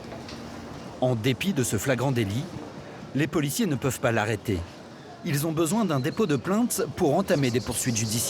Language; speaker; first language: French; native; French